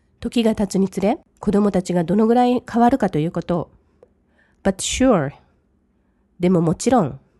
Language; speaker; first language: Japanese; native; Japanese